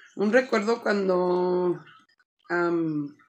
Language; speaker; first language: Spanish; early bilingual, heritage; Spanish